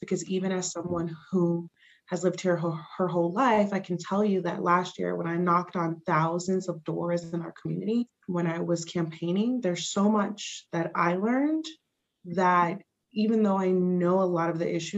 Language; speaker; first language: English; early bilingual, other home language; Spanish